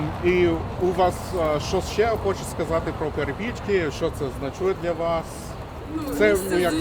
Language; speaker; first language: Ukrainian; non-native, learner; English